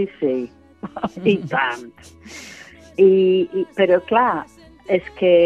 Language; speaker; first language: Catalan; non-native, fluent; English